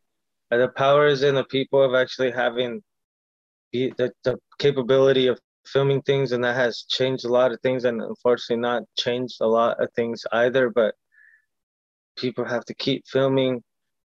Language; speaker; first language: English; early bilingual, other home language; Spanish